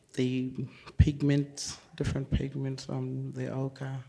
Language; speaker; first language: English; native; English